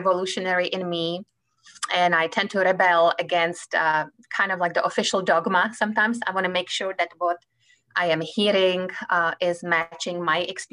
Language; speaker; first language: English; non-native, fluent; Czech